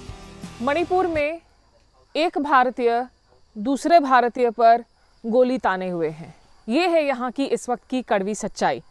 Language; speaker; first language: Hindi; native; Hindi